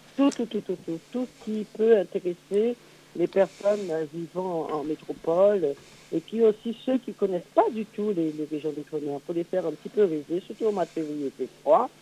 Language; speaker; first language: French; native; French